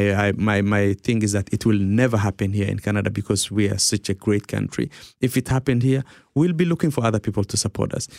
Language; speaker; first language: English; early bilingual, other home language; Somali